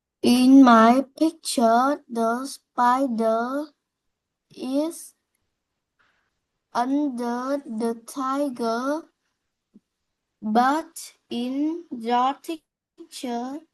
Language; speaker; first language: English; non-native, learner; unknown